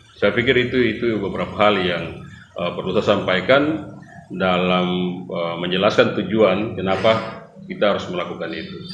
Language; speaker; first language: Indonesian; native; Indonesian